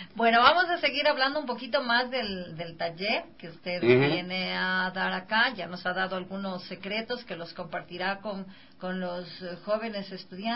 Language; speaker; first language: Spanish; native; Spanish